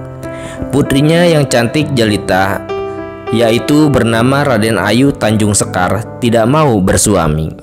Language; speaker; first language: Indonesian; native; Indonesian